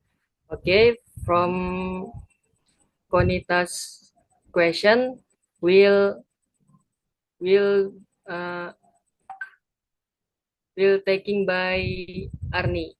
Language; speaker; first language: English; non-native, learner; Indonesian